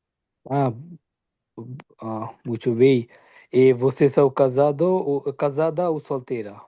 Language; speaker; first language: Portuguese; non-native, learner; Bangla